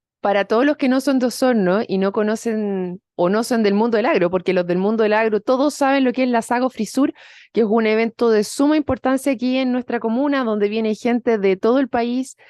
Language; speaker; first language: Spanish; native; Spanish